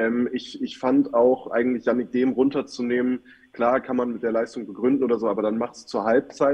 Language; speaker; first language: German; native; German